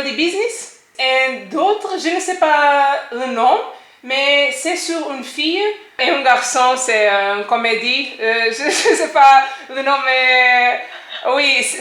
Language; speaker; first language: French; non-native, learner; Portuguese